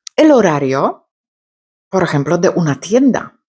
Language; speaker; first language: Spanish; non-native, fluent; Polish